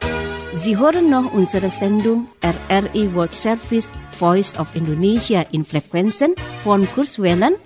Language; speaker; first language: German; non-native, fluent; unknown